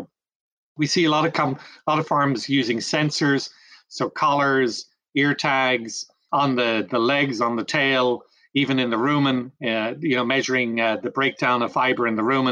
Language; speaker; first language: English; native; English